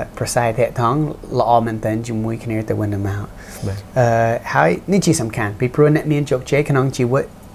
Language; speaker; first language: Khmer; non-native, fluent; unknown